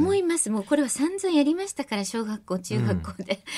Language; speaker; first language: Japanese; native; Japanese